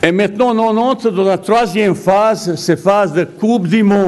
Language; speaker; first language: French; non-native, fluent; Bosnian